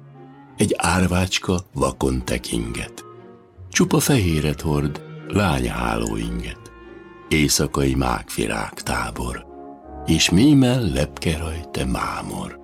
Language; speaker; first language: Hungarian; native; Hungarian